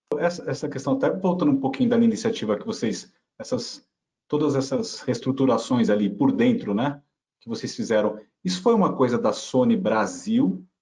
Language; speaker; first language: Portuguese; native; Portuguese